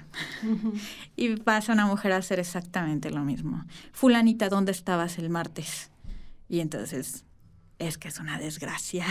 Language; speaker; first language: Spanish; native; Spanish